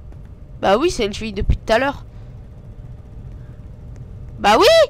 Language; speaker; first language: French; native; French